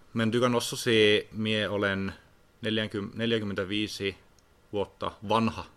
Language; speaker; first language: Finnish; non-native, fluent; Norwegian